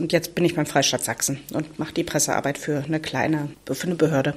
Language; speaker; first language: German; native; German